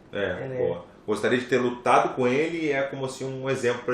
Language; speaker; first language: Portuguese; native; Portuguese